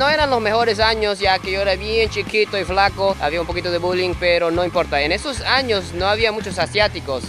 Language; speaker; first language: Spanish; non-native, fluent; Japanese